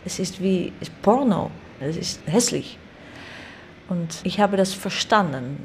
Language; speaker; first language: German; non-native, fluent; Dutch